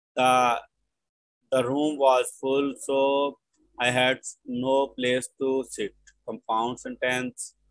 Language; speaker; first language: English; non-native, local second language; Urdu